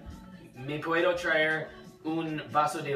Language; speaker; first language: Spanish; non-native, learner; English